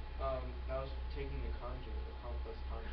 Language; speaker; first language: English; native; English